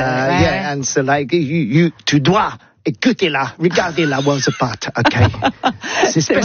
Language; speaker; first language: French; non-native, learner; English